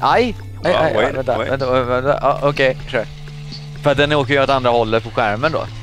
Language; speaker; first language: Swedish; native; Swedish